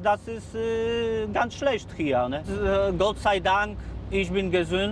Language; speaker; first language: German; non-native, learner; Polish